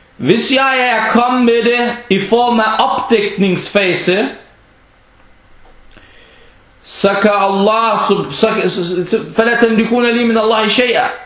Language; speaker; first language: Danish; non-native, fluent; Arabic